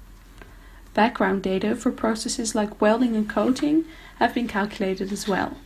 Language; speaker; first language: English; non-native, fluent; Dutch